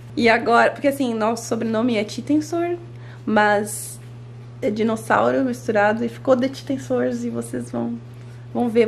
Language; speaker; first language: Portuguese; native; Portuguese